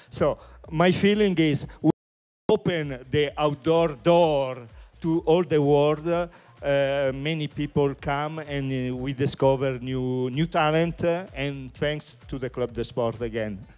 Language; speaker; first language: English; non-native, learner; Italian